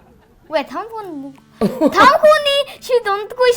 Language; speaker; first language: Mongolian; early bilingual, heritage; Mongolian